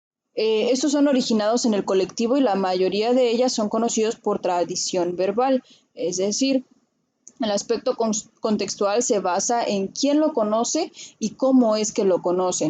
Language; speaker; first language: Spanish; native; Spanish